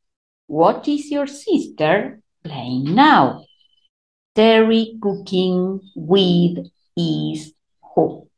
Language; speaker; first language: English; non-native, fluent; Spanish